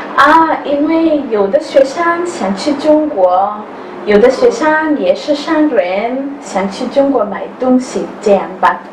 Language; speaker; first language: Chinese; non-native, fluent; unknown